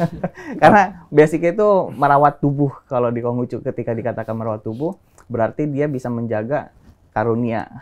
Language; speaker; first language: Indonesian; native; Indonesian